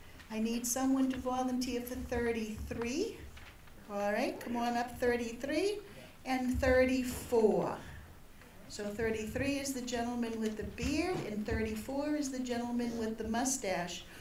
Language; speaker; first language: English; native; English